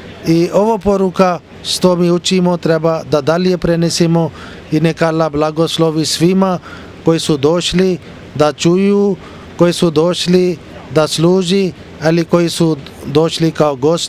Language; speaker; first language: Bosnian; non-native, learner; Urdu